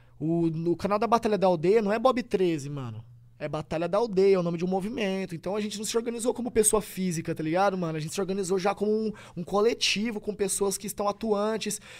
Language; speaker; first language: Portuguese; native; Portuguese